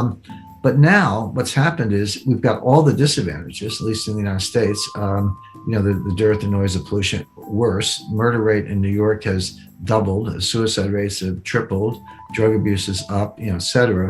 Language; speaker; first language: English; native; English